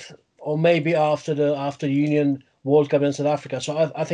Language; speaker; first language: English; non-native, fluent; Czech